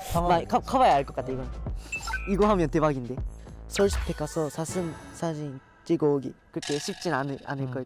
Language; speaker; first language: Korean; non-native, learner; Japanese